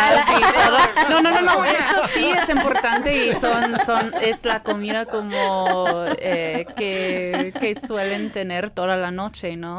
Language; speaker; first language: Spanish; non-native, fluent; English